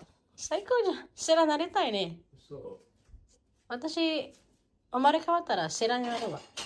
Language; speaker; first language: Japanese; non-native, fluent; Filipino